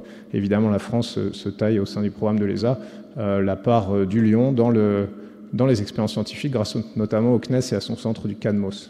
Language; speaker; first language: French; native; French